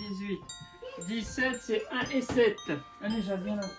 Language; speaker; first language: French; native; French